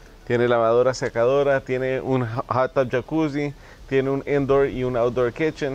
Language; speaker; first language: Spanish; native; Spanish